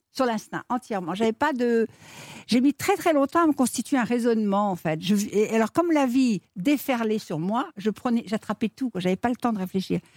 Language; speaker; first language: French; native; French